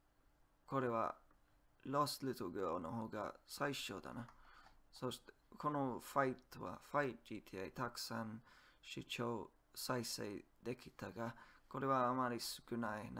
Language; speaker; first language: Japanese; non-native, learner; English